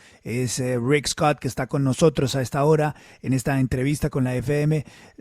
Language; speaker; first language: Spanish; native; Spanish